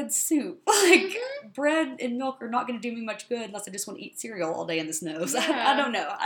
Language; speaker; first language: English; native; English